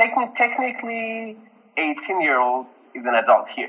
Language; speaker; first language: English; non-native, fluent; Persian